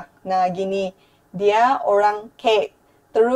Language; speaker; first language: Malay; non-native, fluent; Chinese